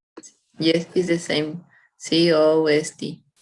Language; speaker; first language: English; non-native, learner; Spanish